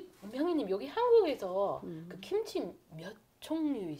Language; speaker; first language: Korean; non-native, learner; English